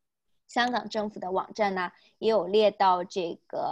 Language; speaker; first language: Chinese; native; Chinese